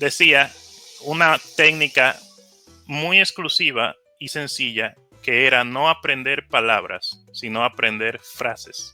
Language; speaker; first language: Spanish; native; Spanish